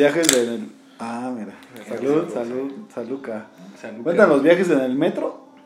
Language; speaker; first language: Spanish; native; Spanish